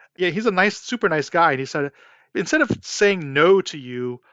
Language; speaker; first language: English; early bilingual, other home language; Chinese